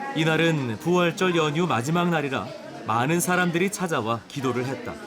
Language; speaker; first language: Korean; native; Korean